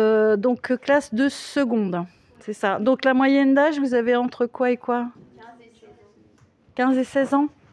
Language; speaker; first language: French; native; French